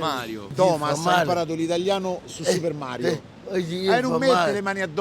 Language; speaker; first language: Italian; native; Italian